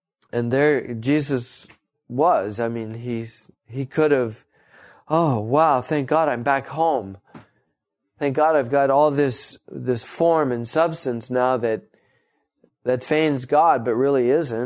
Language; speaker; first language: English; native; English